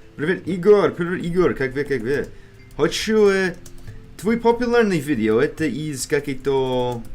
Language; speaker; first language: Russian; non-native, learner; English